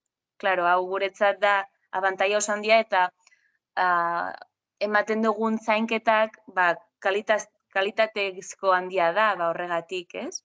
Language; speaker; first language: Basque; non-native, local second language; Spanish